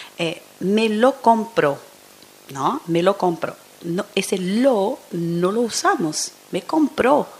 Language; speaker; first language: Spanish; non-native, fluent; Portuguese